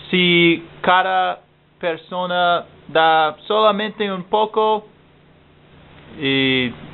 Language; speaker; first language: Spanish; non-native, learner; English